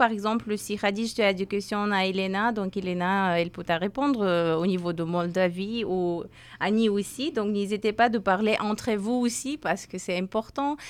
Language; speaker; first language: French; non-native, learner; Persian